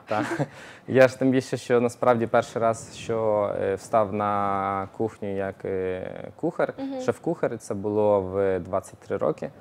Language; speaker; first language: Ukrainian; native; Ukrainian